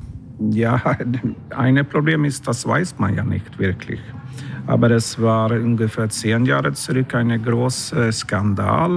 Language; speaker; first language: German; non-native, learner; Swedish